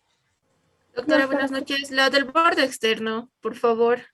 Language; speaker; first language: Spanish; native; Spanish